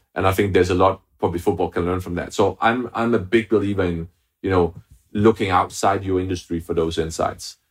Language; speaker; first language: English; non-native, fluent; Danish